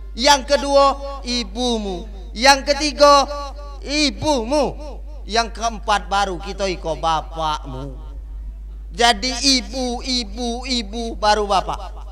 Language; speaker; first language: Malay; native; Malay